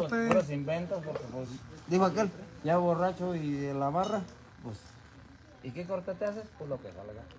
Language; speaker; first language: Spanish; native; Spanish